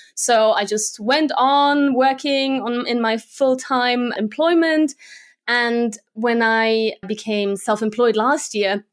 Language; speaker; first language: English; non-native, fluent; Slovak